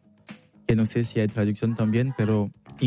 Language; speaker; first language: Spanish; non-native, learner; French